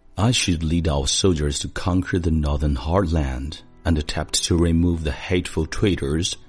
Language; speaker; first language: English; non-native, fluent; Chinese